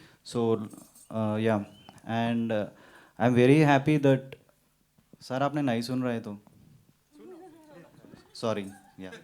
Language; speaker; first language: Hindi; non-native, local second language; Telugu